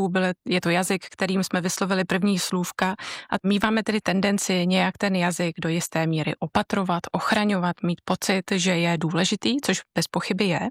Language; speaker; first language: Czech; native; Czech